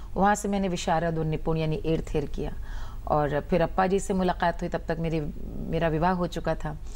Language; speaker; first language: Hindi; native; Hindi